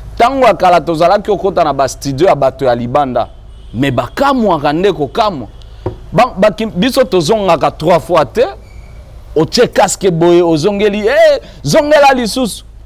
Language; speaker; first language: Lingala; non-native, local second language; Swahili